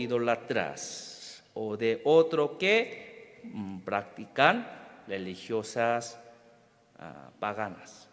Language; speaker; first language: Spanish; non-native, fluent; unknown